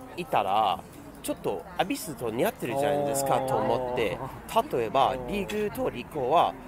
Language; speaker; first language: Japanese; non-native, fluent; English